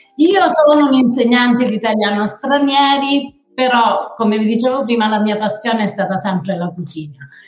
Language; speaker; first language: Italian; native; Italian